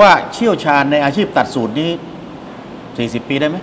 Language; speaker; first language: Thai; native; Thai